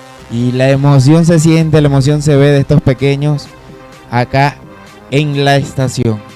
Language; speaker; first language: Spanish; native; Spanish